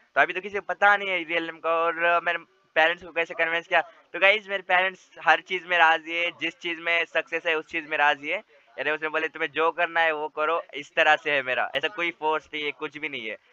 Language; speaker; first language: Hindi; non-native, local second language; Marathi